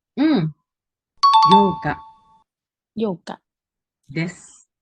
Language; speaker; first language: Japanese; non-native, fluent; Thai